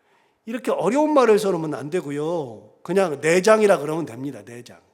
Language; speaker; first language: Korean; native; Korean